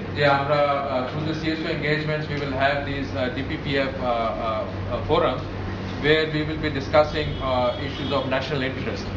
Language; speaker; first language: English; non-native, local second language; Bangla